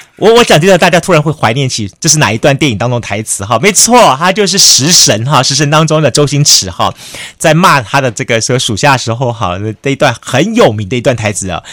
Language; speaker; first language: Chinese; native; Chinese